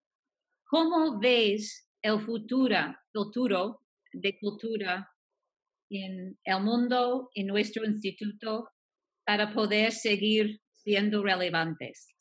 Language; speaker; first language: Spanish; non-native, fluent; English